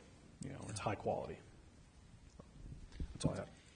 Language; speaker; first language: English; native; English